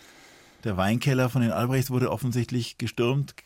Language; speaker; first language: German; native; German